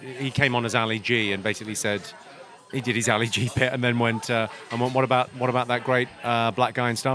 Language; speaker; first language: English; native; English